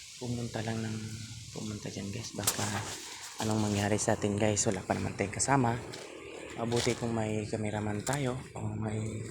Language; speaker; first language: Filipino; non-native, local second language; Cebuano